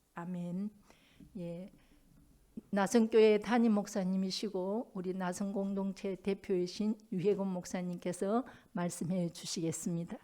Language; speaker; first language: Korean; native; Korean